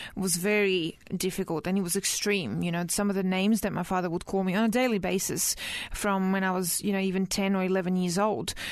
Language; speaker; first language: English; early bilingual, other home language; Croatian